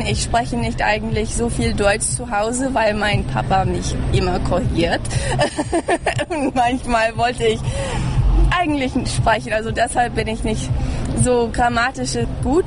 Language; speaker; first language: German; early bilingual, heritage; English